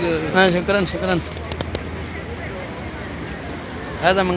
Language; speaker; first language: Arabic; non-native, learner; Pashto